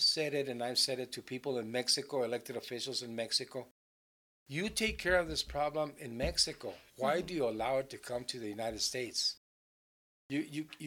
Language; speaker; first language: English; native; English